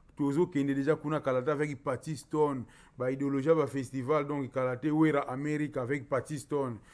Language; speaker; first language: French; non-native, local second language; Lingala